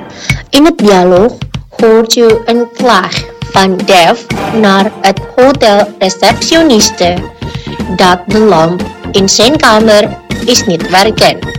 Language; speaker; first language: Dutch; non-native, learner; Indonesian